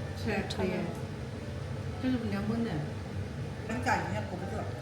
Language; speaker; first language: Chinese; native; Chinese